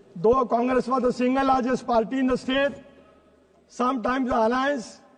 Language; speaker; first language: English; non-native, local second language; Marathi